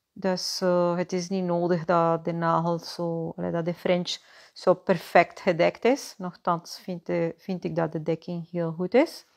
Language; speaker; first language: Dutch; non-native, fluent; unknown